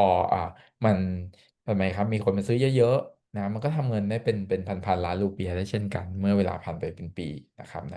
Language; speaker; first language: Thai; native; Thai